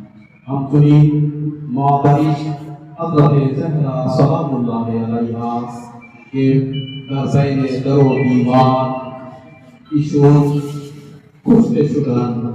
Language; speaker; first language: Persian; non-native, fluent; Urdu